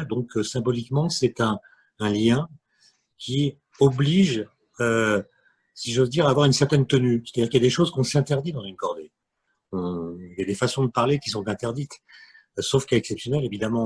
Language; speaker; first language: French; native; French